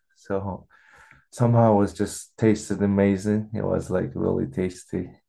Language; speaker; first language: English; non-native, fluent; Mongolian